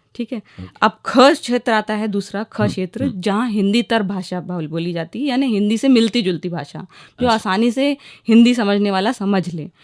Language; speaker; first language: Hindi; native; Hindi